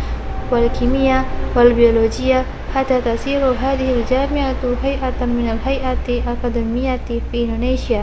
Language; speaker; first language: Arabic; non-native, learner; Indonesian